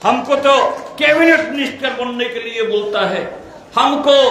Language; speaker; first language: Hindi; non-native, local second language; Bangla